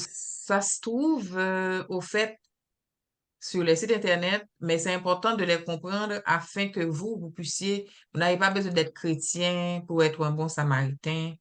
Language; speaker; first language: French; native; French